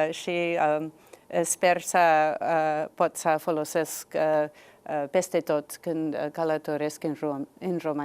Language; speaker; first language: Romanian; non-native, fluent; English